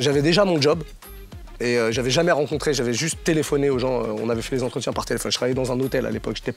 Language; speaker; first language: French; native; French